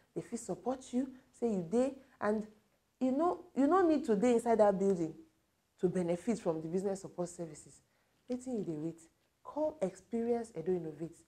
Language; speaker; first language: Nigerian Pidgin; native; Nigerian Pidgin